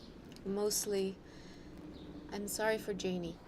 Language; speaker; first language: English; native; English